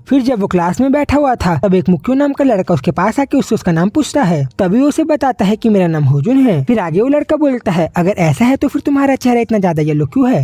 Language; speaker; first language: Hindi; native; Hindi